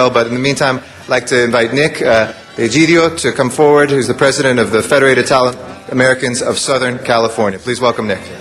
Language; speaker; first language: English; early bilingual, other home language; Italian